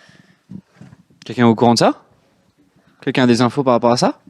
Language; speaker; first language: French; native; French